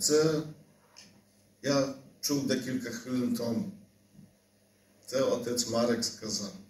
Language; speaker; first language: Ukrainian; non-native, fluent; Polish